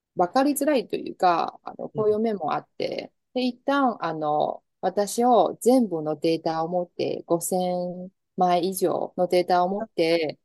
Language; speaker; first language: Japanese; non-native, fluent; Chinese